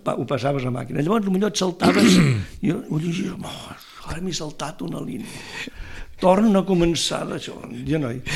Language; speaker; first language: Catalan; native; Catalan